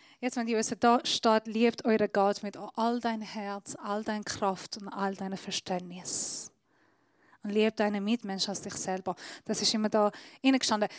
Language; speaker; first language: German; non-native, fluent; Persian